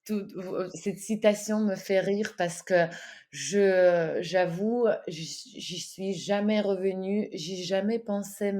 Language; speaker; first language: French; non-native, fluent; Ukrainian